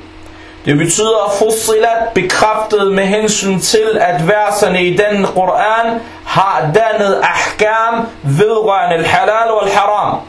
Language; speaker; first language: Danish; non-native, fluent; Arabic